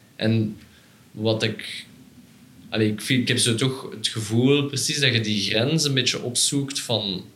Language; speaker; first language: Dutch; non-native, fluent; Persian